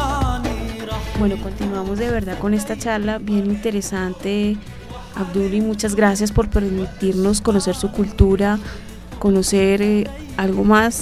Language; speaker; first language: Spanish; native; Spanish